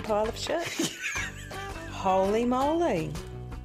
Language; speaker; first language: English; native; English